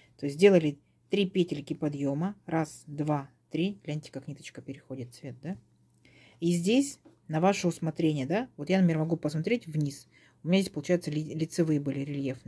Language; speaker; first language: Russian; native; Russian